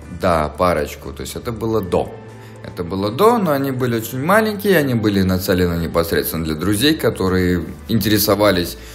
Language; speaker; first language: Russian; native; Russian